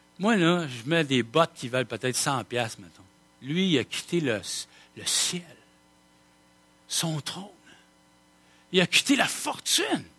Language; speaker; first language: French; native; French